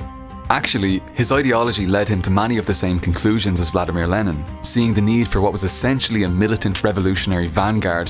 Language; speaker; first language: English; native; English